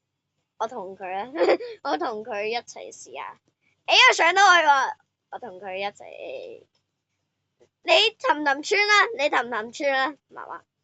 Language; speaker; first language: Chinese; native; Chinese